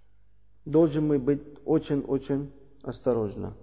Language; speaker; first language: Russian; non-native, learner; Uzbek